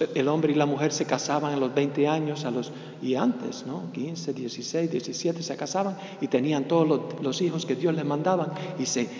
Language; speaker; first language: Spanish; early bilingual, heritage; Spanish